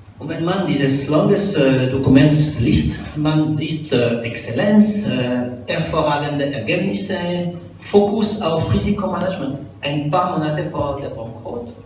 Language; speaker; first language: German; non-native, fluent; French